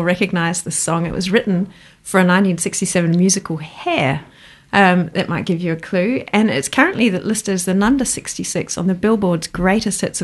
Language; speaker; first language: English; native; English